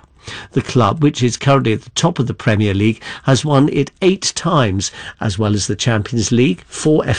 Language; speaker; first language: English; native; English